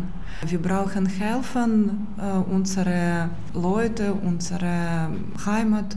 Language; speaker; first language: German; non-native, learner; Ukrainian